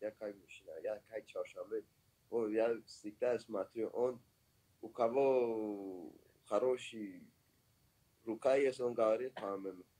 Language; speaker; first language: Russian; non-native, learner; Persian